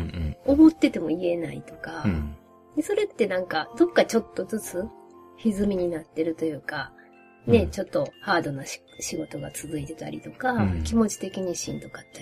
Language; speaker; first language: Japanese; native; Japanese